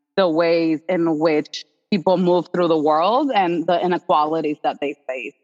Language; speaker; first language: English; non-native, local second language; Spanish